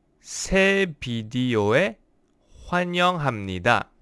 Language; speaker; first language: Korean; non-native, learner; English